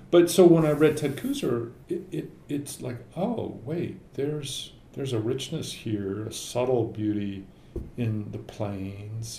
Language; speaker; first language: English; native; English